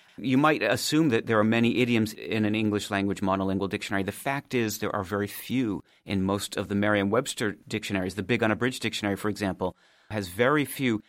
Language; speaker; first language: English; native; English